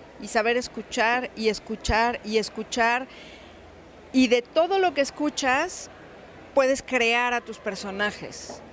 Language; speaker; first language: Spanish; native; Spanish